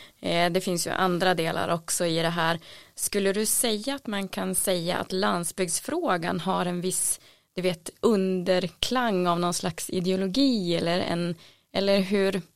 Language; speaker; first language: Swedish; native; Swedish